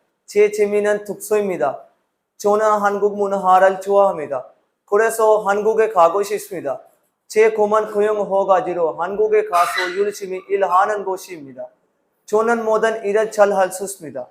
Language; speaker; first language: Korean; non-native, learner; Urdu